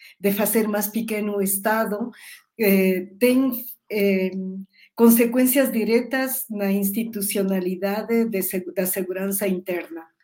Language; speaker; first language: Portuguese; non-native, learner; Spanish